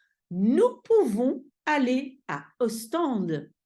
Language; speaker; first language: French; non-native, fluent; Dutch